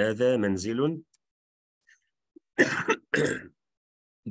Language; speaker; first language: Arabic; non-native, fluent; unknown